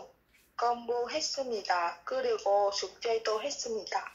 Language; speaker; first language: Korean; non-native, learner; Vietnamese